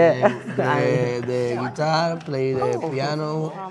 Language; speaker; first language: English; non-native, learner; Spanish